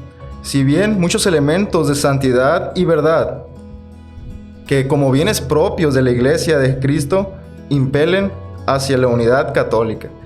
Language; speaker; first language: Spanish; native; Spanish